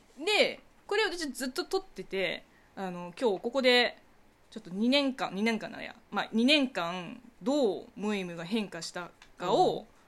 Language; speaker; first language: Japanese; non-native, fluent; Chinese